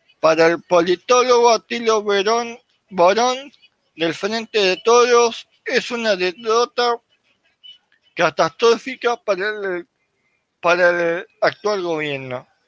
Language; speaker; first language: Spanish; native; Spanish